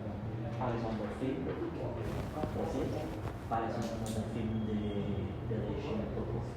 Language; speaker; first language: French; non-native, learner; Khmer